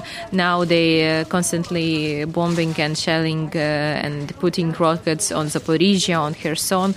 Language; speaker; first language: English; non-native, fluent; Ukrainian